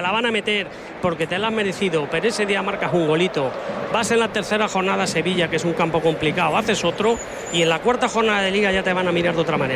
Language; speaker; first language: Spanish; native; Spanish